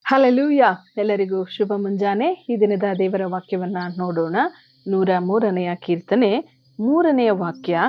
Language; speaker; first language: Kannada; native; Kannada